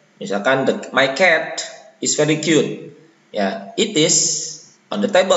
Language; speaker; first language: English; non-native, fluent; Indonesian